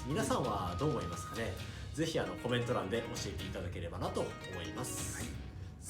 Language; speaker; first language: Japanese; native; Japanese